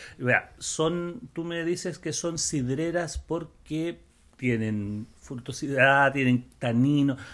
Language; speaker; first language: Spanish; native; Spanish